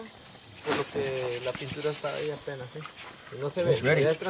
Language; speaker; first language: Spanish; native; Spanish